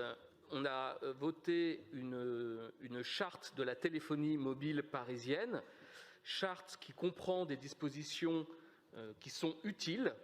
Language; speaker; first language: French; native; French